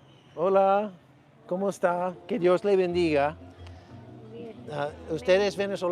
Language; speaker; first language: Spanish; non-native, learner; English